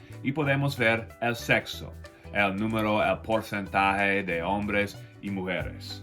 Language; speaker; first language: Spanish; non-native, fluent; English